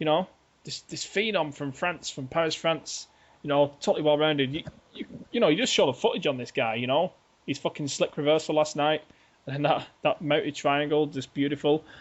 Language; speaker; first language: English; native; English